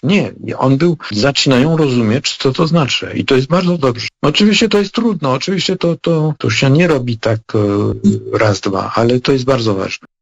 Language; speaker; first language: Polish; non-native, fluent; French